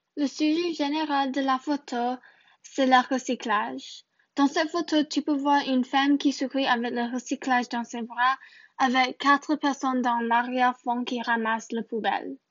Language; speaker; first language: French; non-native, learner; English